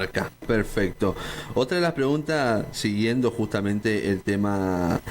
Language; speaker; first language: Spanish; native; Spanish